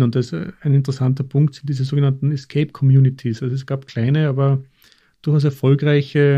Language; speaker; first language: German; native; German